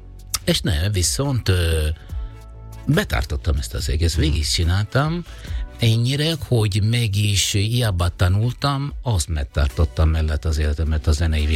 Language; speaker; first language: Hungarian; non-native, learner; Italian